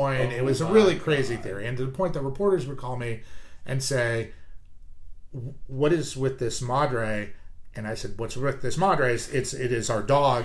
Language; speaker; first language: English; native; English